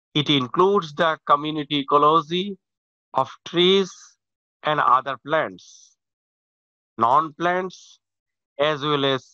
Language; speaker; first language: English; non-native, local second language; Bangla